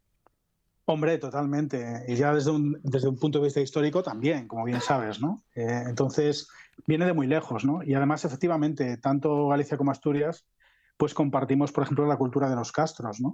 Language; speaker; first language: Spanish; native; Spanish